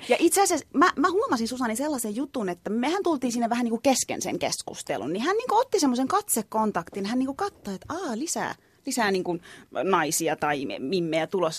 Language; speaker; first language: Finnish; early bilingual, other home language; Turkish